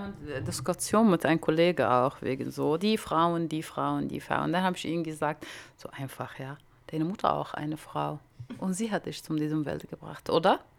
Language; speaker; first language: German; non-native, fluent; Arabic